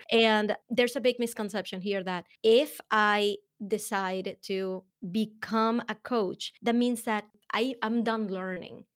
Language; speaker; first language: English; non-native, fluent; Spanish